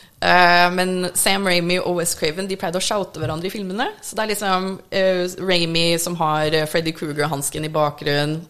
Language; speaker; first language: Norwegian; early bilingual, other home language; English